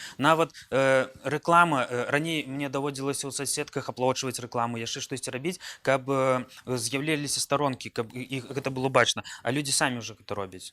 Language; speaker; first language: Belarusian; native; Belarusian